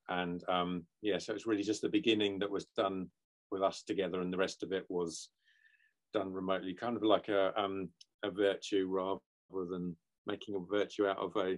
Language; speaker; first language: English; native; English